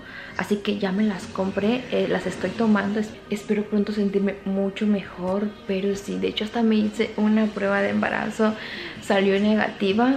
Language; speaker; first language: Spanish; native; Spanish